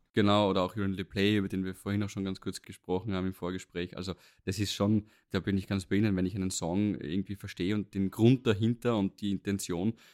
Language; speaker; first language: German; native; German